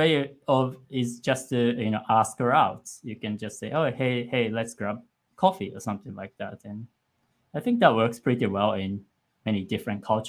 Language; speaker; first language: English; non-native, fluent; Japanese